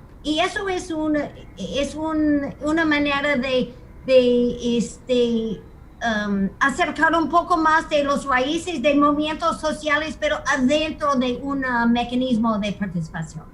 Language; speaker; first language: Spanish; non-native, fluent; English